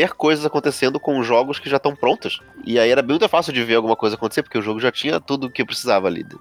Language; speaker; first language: Portuguese; native; Portuguese